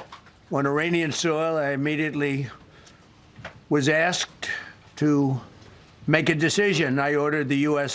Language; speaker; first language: English; native; English